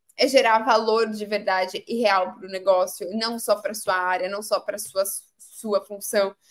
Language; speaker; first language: Portuguese; native; Portuguese